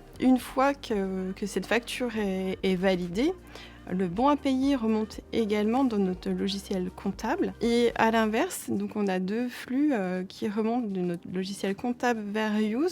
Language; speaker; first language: French; native; French